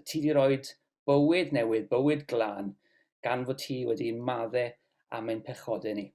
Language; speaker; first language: Welsh; native; Welsh